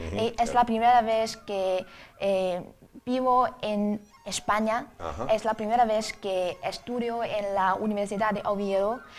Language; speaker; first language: Spanish; non-native, fluent; Chinese